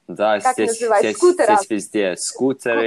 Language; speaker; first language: Russian; non-native, fluent; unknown